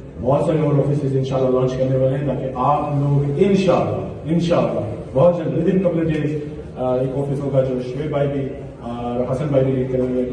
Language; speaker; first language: Urdu; early bilingual, heritage; Urdu